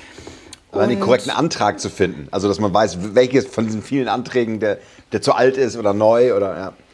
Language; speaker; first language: German; native; German